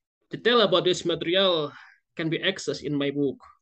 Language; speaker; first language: English; non-native, fluent; Indonesian